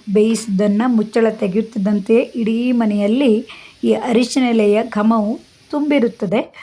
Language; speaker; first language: Kannada; non-native, local second language; Konkani